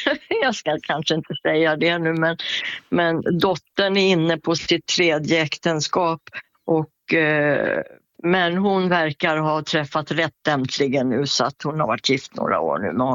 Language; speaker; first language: Swedish; native; Swedish